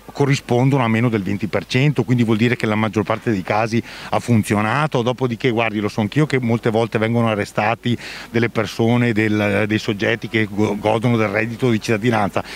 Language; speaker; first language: Italian; native; Italian